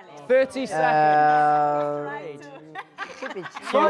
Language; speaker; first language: English; native; English